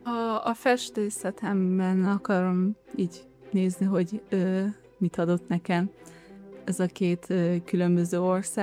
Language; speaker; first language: Hungarian; early bilingual, heritage; Hungarian